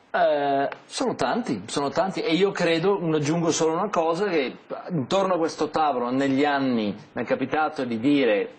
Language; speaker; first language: Italian; native; Italian